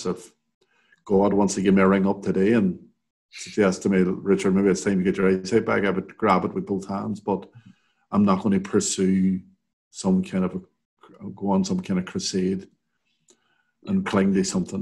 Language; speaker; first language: English; native; English